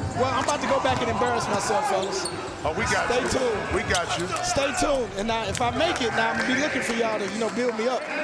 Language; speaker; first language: English; native; English